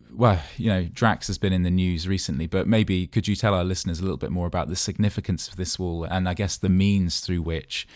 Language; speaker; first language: English; native; English